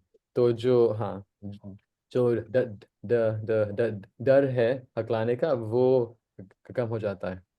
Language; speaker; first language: Hindi; non-native, local second language; English